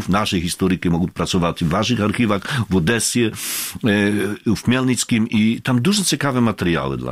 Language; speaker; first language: Ukrainian; non-native, fluent; Polish